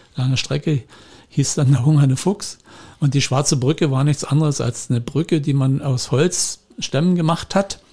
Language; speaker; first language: German; native; German